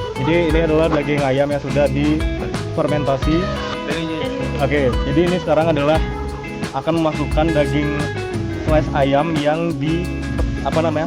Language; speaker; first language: Indonesian; non-native, fluent; Japanese